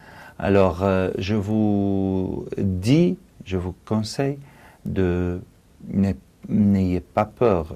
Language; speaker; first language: French; non-native, fluent; Arabic